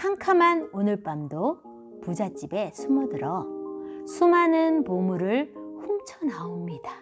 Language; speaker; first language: Korean; native; Korean